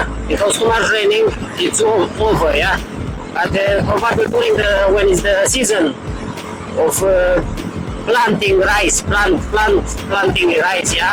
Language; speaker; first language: English; non-native, learner; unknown